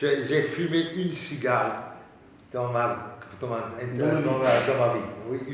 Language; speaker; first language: French; non-native, learner; Hebrew